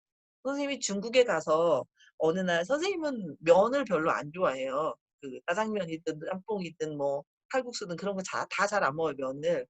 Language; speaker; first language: Korean; native; Korean